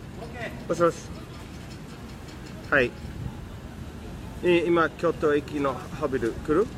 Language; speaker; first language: Japanese; non-native, fluent; English